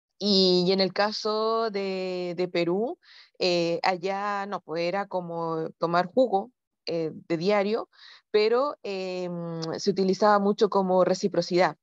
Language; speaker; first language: Spanish; native; Spanish